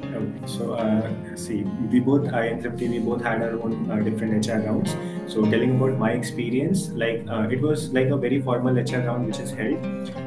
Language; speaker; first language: English; non-native, local second language; Hindi